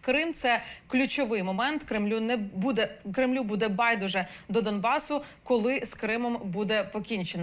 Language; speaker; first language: Ukrainian; native; Ukrainian